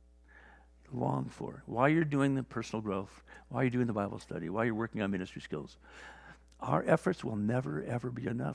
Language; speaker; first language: English; native; English